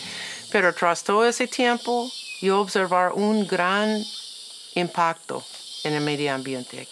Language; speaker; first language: Spanish; non-native, learner; English